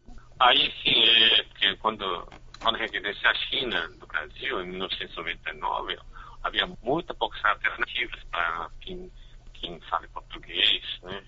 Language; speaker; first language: Portuguese; non-native, fluent; Chinese